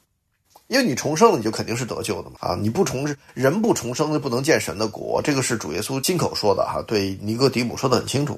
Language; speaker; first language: Chinese; native; Chinese